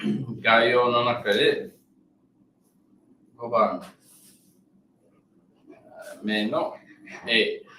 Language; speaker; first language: Japanese; non-native, learner; English